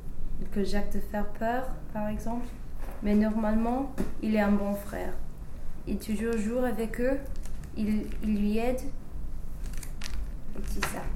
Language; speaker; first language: French; non-native, learner; English